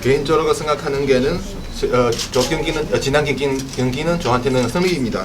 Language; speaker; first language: Korean; non-native, learner; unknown